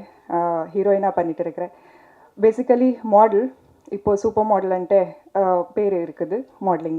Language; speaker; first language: Tamil; non-native, learner; Kannada